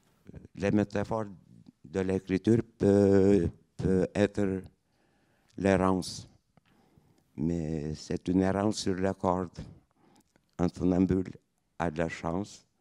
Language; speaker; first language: French; non-native, fluent; Lithuanian